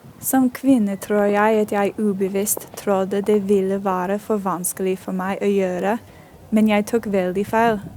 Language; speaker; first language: Norwegian; non-native, learner; English